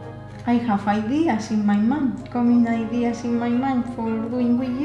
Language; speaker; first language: English; non-native, learner; Spanish